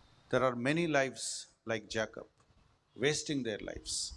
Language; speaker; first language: English; non-native, local second language; Telugu